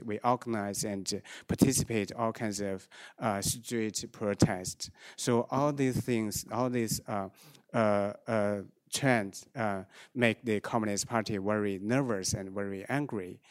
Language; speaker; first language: English; non-native, fluent; Chinese